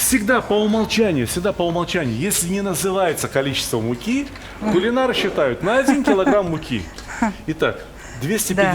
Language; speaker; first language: Russian; native; Russian